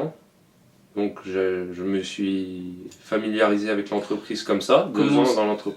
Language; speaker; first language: French; native; French